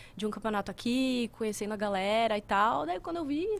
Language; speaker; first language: Portuguese; native; Portuguese